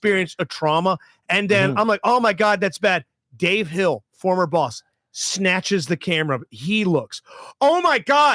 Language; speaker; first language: English; native; English